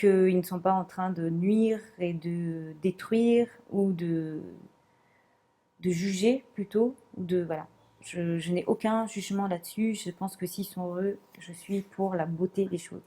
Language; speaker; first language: French; non-native, local second language; Comorian